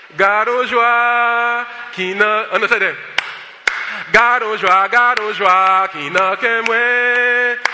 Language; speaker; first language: French; non-native, local second language; Haitian Creole